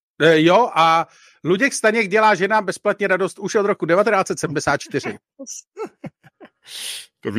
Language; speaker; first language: Czech; native; Czech